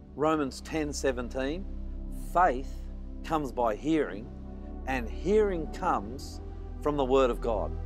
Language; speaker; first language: English; native; English